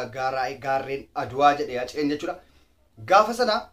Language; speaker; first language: Amharic; non-native, local second language; Oromo